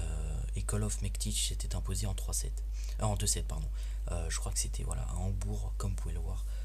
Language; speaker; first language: French; native; French